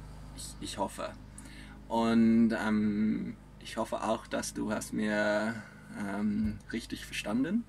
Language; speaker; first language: German; non-native, learner; English